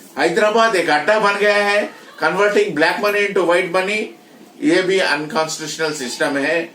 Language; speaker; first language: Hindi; non-native, local second language; Telugu